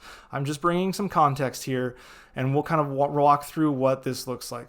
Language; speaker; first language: English; native; English